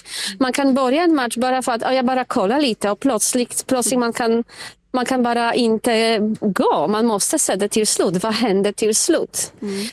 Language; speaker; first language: Swedish; non-native, fluent; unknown